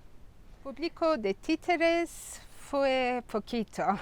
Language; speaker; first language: Spanish; non-native, fluent; Turkish